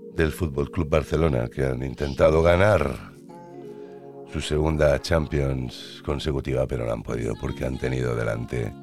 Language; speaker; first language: Spanish; native; Spanish